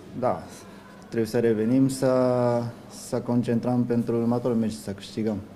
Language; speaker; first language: Romanian; non-native, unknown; Japanese